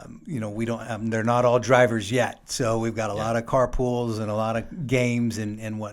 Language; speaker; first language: English; native; English